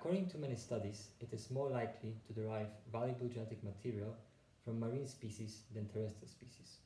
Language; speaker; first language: English; non-native, fluent; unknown